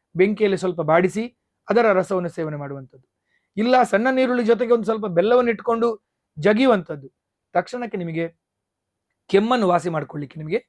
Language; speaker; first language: Kannada; non-native, local second language; Tulu